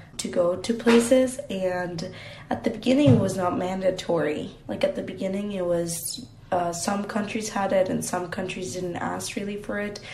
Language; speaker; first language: English; non-native, fluent; Spanish